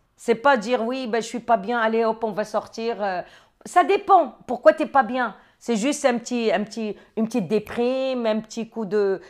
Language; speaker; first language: French; non-native, local second language; Arabic